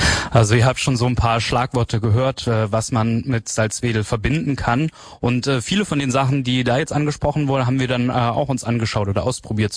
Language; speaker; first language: German; native; German